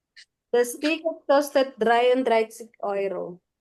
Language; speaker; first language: German; non-native, fluent; Filipino